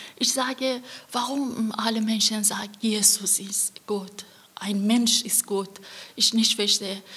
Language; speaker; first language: German; non-native, learner; Persian